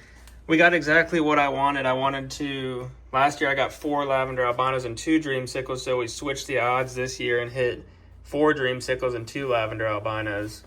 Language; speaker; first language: English; native; English